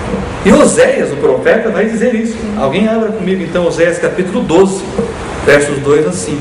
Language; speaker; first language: Portuguese; native; Portuguese